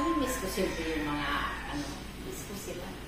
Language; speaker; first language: Filipino; native; Filipino